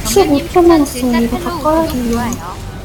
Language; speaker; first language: Korean; native; Korean